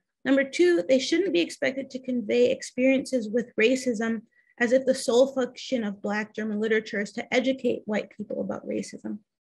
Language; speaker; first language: English; native; English